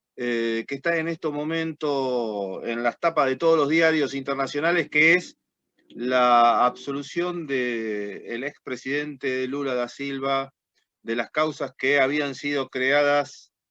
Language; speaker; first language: Spanish; native; Spanish